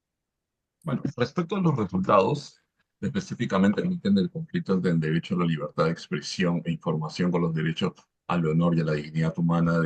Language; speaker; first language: Spanish; native; Spanish